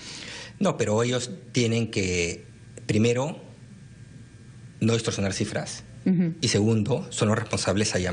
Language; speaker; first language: Spanish; native; Spanish